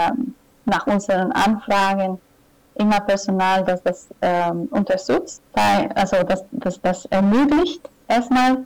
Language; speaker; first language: German; non-native, fluent; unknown